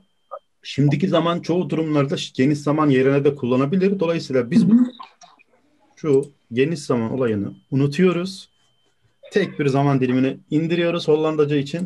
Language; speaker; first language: Turkish; native; Turkish